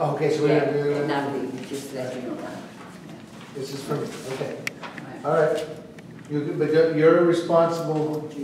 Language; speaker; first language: English; native; English